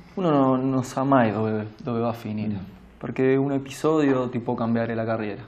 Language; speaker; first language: Italian; non-native, fluent; Spanish